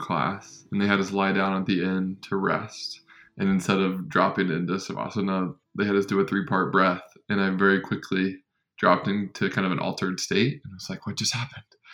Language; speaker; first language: English; native; English